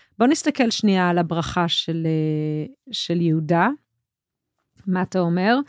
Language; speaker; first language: Hebrew; native; Hebrew